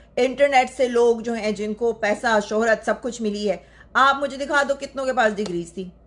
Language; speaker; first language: Urdu; native; Urdu